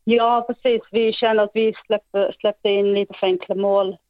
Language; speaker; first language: Swedish; non-native, fluent; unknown